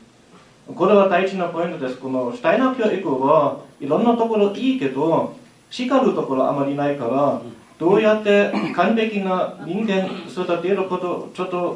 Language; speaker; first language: Japanese; non-native, learner; German